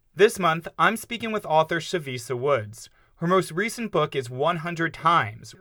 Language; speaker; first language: English; native; English